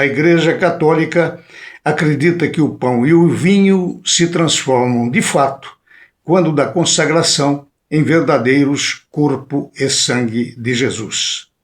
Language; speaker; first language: Portuguese; native; Portuguese